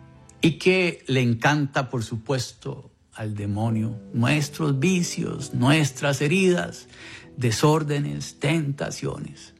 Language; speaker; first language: Spanish; native; Spanish